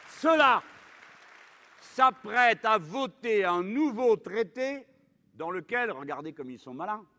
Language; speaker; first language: French; native; French